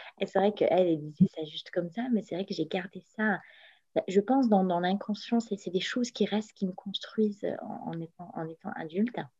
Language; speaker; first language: French; non-native, local second language; Arabic